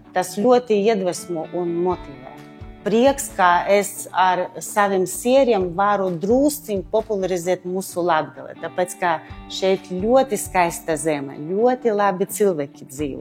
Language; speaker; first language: Latvian; non-native, local second language; Russian